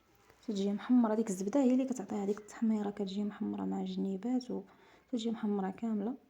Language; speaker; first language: Arabic; native; Arabic